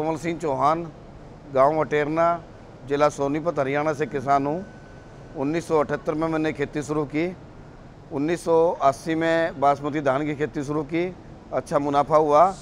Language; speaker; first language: Hindi; native; Hindi